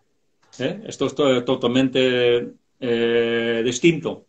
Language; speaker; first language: Spanish; non-native, fluent; Dutch